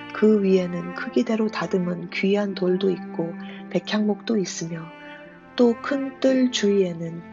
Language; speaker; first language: Korean; native; Korean